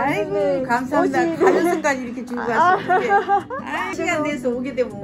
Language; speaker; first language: Korean; native; Korean